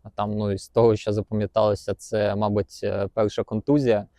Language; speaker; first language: Ukrainian; native; Ukrainian